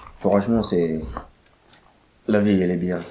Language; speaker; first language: French; non-native, learner; Arabic